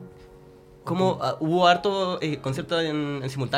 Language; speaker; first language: Spanish; native; Spanish